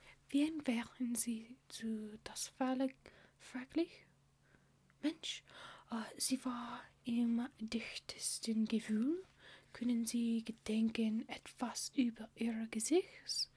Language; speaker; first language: German; non-native, learner; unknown